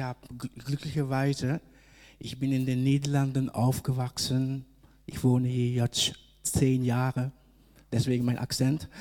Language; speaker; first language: German; non-native, fluent; Dutch